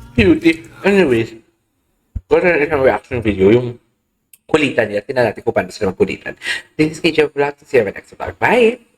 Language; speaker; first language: Filipino; native; Filipino